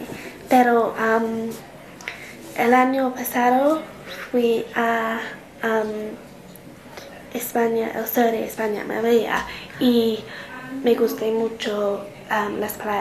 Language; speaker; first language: Spanish; non-native, learner; English